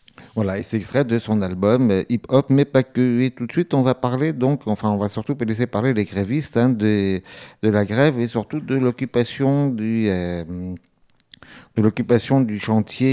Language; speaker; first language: French; native; French